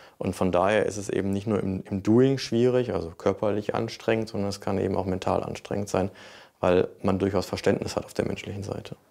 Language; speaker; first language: German; native; German